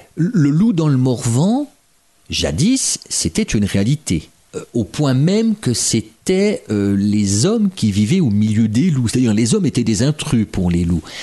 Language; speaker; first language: French; native; French